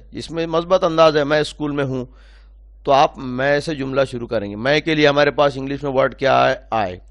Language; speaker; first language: Urdu; native; Urdu